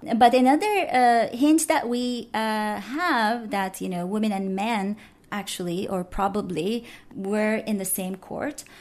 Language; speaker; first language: English; non-native, fluent; Turkish